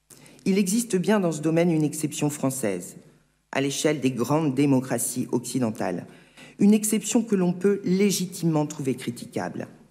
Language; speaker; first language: French; native; French